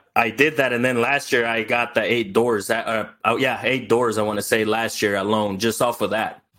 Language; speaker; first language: English; early bilingual, other home language; Spanish